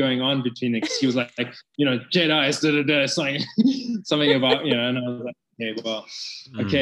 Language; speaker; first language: English; native; English